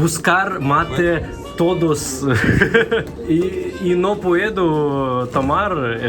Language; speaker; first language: Spanish; non-native, learner; Russian